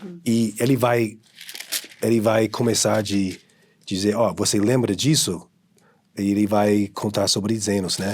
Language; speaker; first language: Portuguese; non-native, fluent; English